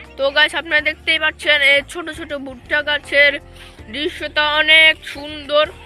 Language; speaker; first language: Bangla; native; Bangla